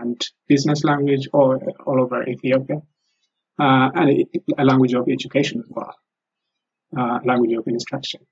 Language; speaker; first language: English; non-native, fluent; Amharic